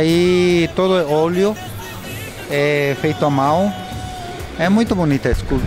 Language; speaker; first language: Portuguese; non-native, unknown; Spanish